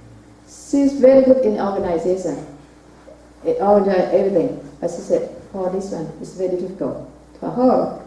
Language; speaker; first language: English; non-native, learner; Vietnamese